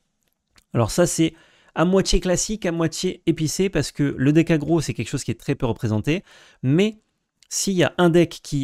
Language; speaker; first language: French; native; French